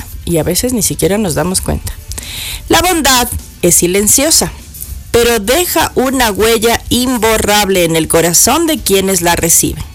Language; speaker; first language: Spanish; native; Spanish